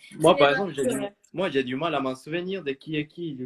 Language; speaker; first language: French; non-native, fluent; Spanish